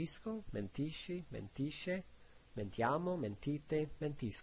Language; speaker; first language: Italian; non-native, learner; English